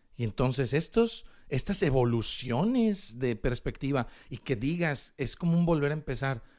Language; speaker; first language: Spanish; native; Spanish